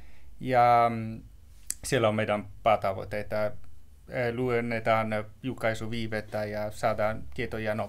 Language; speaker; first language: Finnish; non-native, learner; Italian